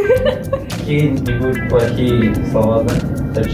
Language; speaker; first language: Russian; non-native, local second language; Tajik